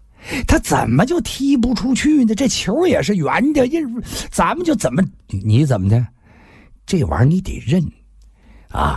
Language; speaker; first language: Chinese; native; Chinese